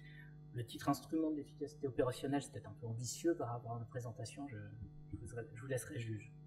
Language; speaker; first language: French; native; French